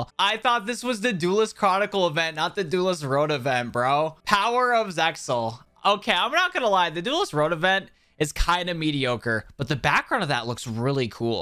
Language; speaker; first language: English; native; English